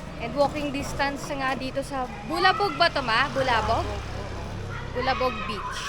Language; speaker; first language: Filipino; native; Filipino